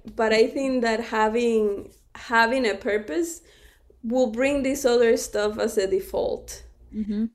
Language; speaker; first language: English; non-native, fluent; Spanish